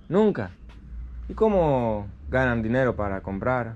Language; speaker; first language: Spanish; non-native, learner; Greek